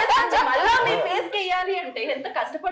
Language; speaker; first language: Telugu; native; Telugu